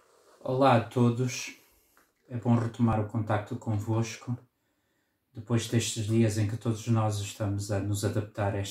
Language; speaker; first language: Portuguese; native; Portuguese